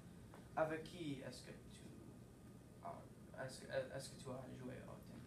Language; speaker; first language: French; non-native, learner; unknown